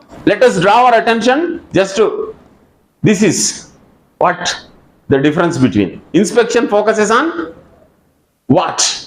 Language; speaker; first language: English; non-native, local second language; Telugu